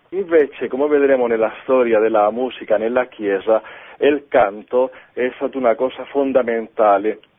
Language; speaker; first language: Italian; non-native, fluent; Spanish